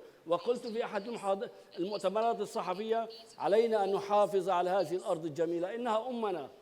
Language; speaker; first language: Arabic; native; Arabic